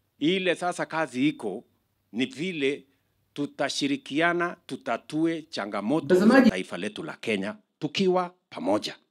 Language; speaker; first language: Swahili; non-native, local second language; Kalenjin